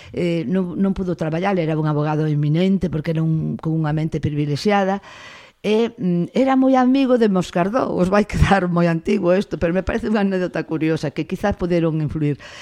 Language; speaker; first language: Galician; non-native, local second language; Spanish